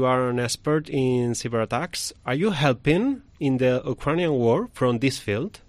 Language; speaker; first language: English; non-native, learner; Spanish